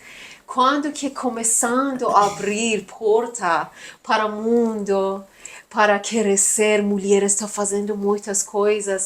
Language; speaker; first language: Portuguese; non-native, learner; Persian